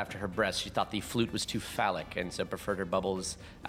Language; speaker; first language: English; native; English